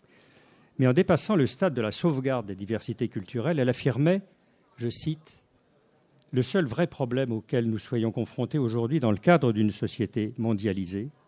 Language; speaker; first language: French; native; French